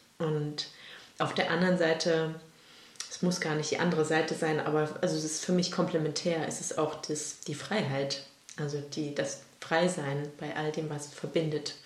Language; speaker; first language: German; early bilingual, other home language; Russian